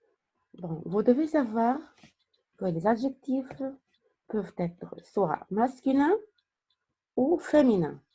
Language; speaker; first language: French; non-native, fluent; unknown